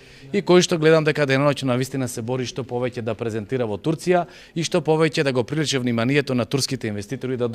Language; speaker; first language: Macedonian; native; Macedonian